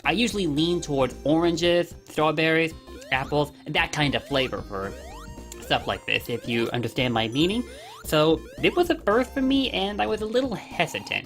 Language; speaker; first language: English; native; English